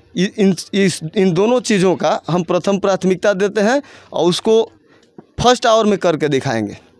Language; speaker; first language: Hindi; native; Hindi